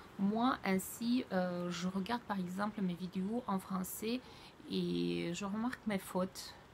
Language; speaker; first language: French; non-native, fluent; Russian